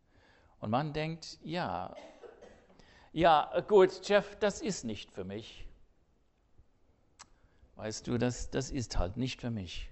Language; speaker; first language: German; non-native, fluent; English